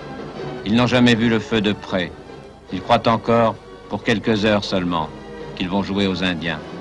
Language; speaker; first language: French; native; French